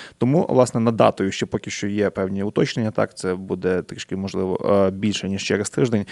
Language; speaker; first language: Ukrainian; native; Ukrainian